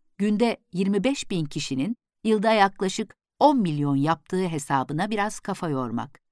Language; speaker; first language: Turkish; native; Turkish